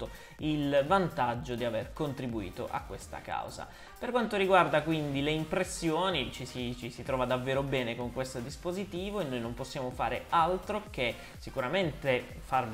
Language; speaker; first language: Italian; native; Italian